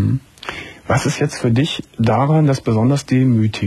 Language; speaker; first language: German; native; German